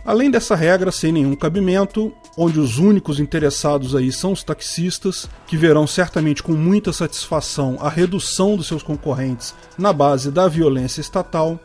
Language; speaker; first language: Portuguese; native; Portuguese